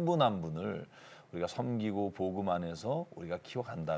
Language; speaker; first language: Korean; native; Korean